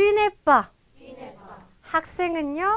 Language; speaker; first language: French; non-native, fluent; Korean